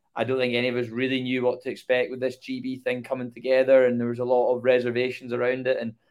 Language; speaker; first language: English; native; English